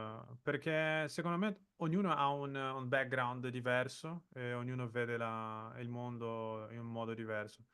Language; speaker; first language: Italian; non-native, fluent; Portuguese